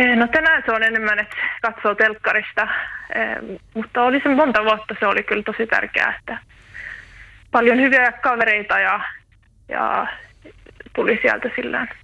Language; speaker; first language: Finnish; native; Finnish